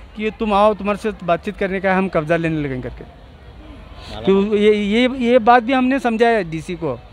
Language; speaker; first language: Hindi; non-native, local second language; Urdu